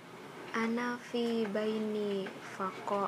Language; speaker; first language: Arabic; non-native, learner; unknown